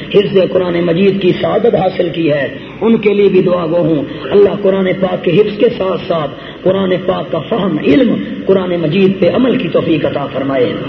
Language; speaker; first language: Urdu; non-native, local second language; Punjabi